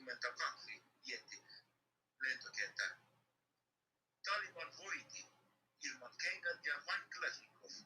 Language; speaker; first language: Finnish; non-native, learner; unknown